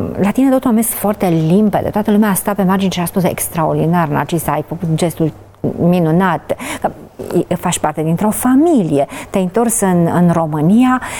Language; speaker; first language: Romanian; native; Romanian